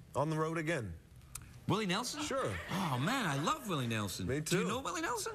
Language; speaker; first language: English; native; English